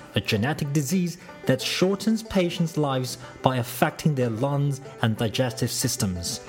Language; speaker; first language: English; non-native, fluent; Chinese